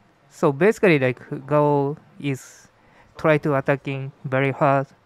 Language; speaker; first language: English; non-native, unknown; Japanese